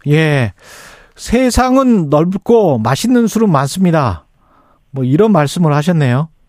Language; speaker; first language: Korean; native; Korean